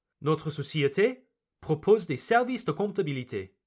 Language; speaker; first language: French; non-native, fluent; English